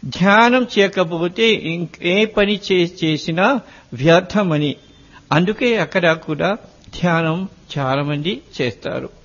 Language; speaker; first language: Telugu; non-native, fluent; Morisyen